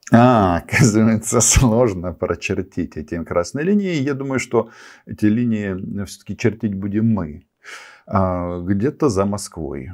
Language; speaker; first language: Russian; non-native, local second language; Ukrainian